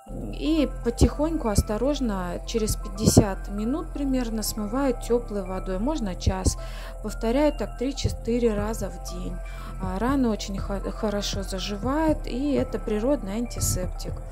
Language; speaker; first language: Russian; native; Russian